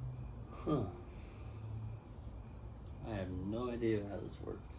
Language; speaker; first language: English; native; English